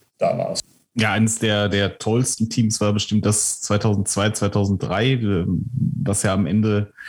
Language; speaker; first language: German; native; German